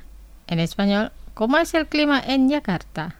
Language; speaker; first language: Spanish; non-native, fluent; Indonesian